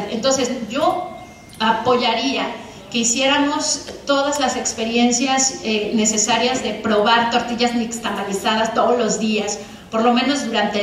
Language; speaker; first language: Spanish; native; Spanish